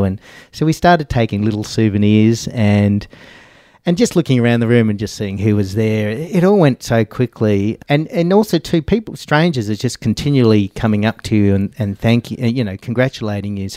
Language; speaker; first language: English; native; English